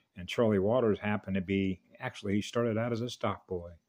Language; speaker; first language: English; native; English